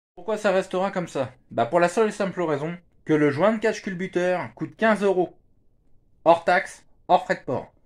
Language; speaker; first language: French; native; French